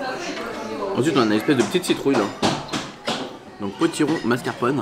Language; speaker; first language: French; native; French